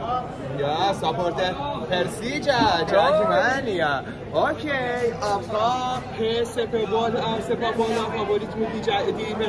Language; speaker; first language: Indonesian; non-native, learner; Persian